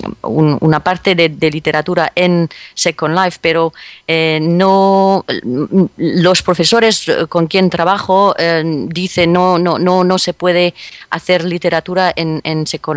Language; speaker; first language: Spanish; non-native, fluent; French